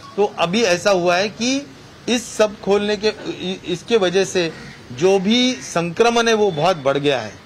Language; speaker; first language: Hindi; non-native, local second language; Marathi